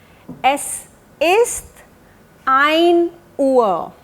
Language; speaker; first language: German; non-native, fluent; Hindi